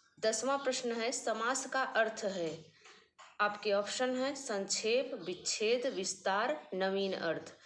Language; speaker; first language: Hindi; native; Hindi